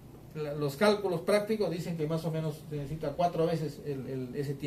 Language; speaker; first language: Spanish; native; Spanish